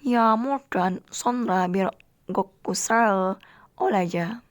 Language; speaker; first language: Turkish; non-native, learner; Indonesian